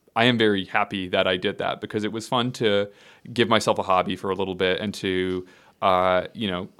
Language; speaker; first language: English; native; English